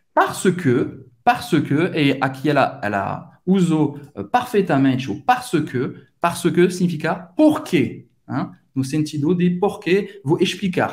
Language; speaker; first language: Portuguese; non-native, fluent; French